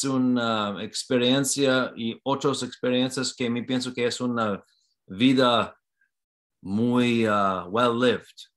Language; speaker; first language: Spanish; non-native, learner; English